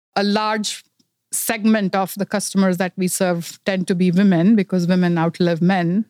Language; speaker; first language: English; non-native, local second language; Kannada